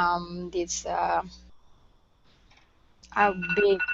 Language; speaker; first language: English; non-native, learner; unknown